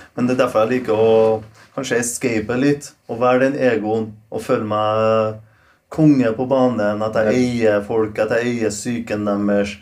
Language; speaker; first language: Norwegian; non-native, local second language; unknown